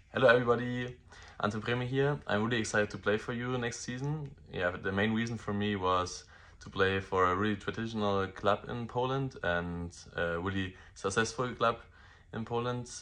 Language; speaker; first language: English; non-native, fluent; German